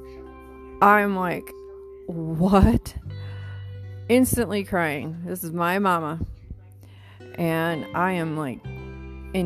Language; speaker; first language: English; native; English